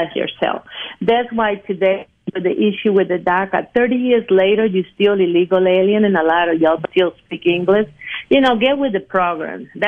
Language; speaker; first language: English; non-native, fluent; Spanish